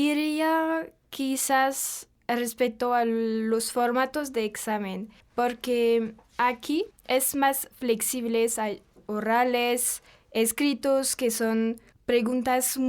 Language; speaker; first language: Spanish; non-native, fluent; French